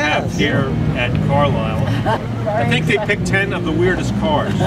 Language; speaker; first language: English; native; English